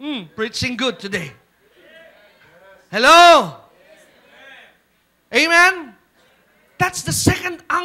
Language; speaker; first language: English; non-native, local second language; Filipino